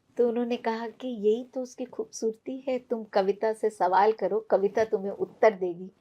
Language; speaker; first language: Hindi; non-native, local second language; Punjabi